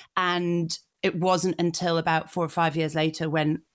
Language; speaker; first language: English; native; English